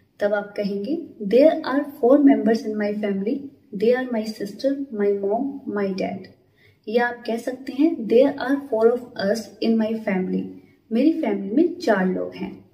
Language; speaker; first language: Hindi; native; Hindi